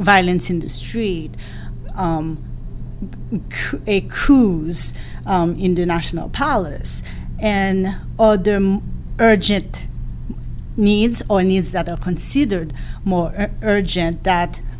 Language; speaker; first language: English; non-native, fluent; Haitian Creole